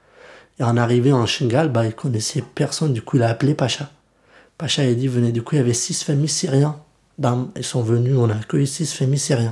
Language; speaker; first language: French; early bilingual, other home language; Kurdish